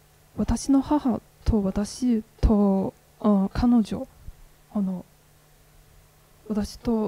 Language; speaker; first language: Japanese; non-native, learner; Chinese